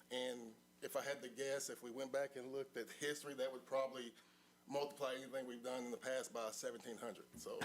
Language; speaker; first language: English; native; English